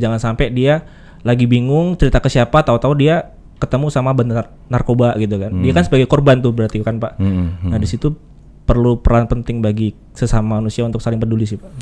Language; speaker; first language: Indonesian; native; Indonesian